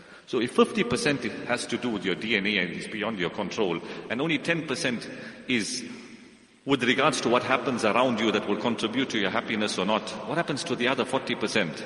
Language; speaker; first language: English; native; English